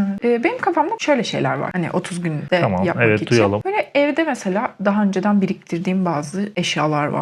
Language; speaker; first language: Turkish; native; Turkish